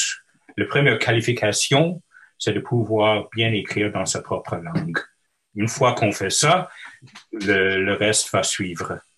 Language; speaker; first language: French; non-native, local second language; English